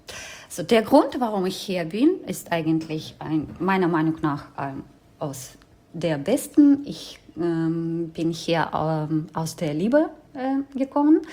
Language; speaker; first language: German; non-native, fluent; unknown